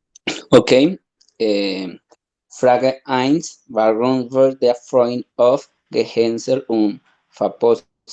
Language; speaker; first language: German; non-native, learner; Spanish